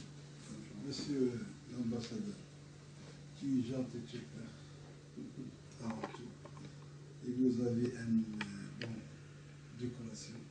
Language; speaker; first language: French; non-native, learner; Arabic